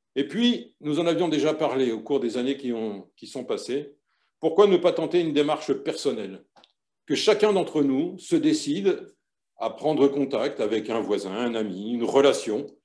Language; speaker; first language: French; native; French